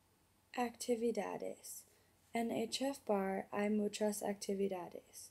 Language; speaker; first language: Spanish; non-native, learner; English